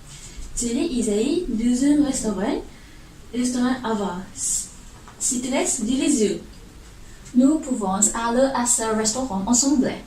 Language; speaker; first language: French; non-native, learner; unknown